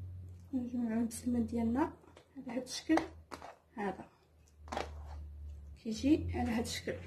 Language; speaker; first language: Arabic; native; Arabic